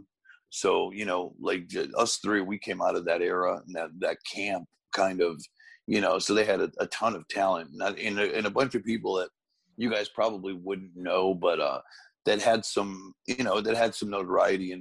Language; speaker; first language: English; native; English